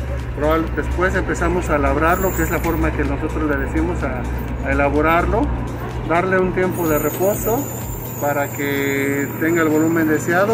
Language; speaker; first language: Spanish; native; Spanish